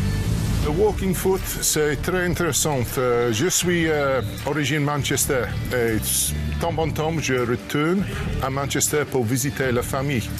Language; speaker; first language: French; non-native, learner; English